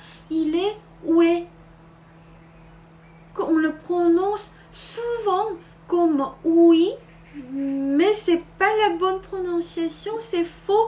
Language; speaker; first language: French; non-native, fluent; Korean